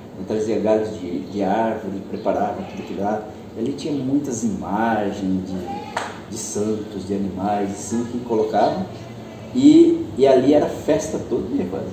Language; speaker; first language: Portuguese; early bilingual, other home language; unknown